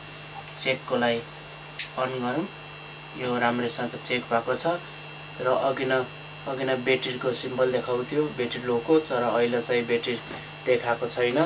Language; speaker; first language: Nepali; native; Nepali